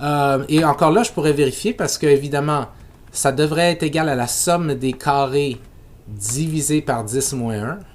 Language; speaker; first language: French; native; French